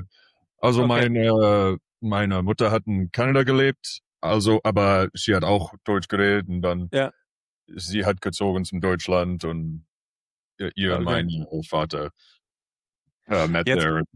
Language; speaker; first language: German; early bilingual, heritage; English